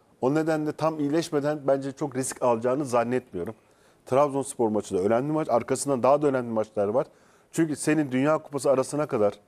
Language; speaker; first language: Turkish; native; Turkish